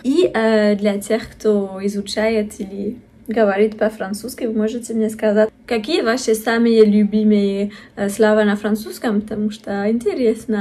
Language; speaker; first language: Russian; non-native, fluent; French